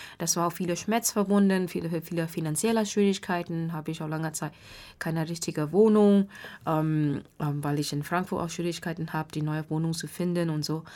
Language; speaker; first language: German; non-native, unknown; Burmese